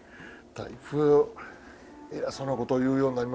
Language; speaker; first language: Japanese; native; Japanese